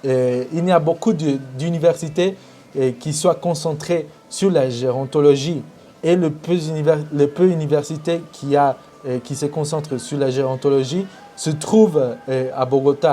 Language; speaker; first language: French; non-native, learner; Spanish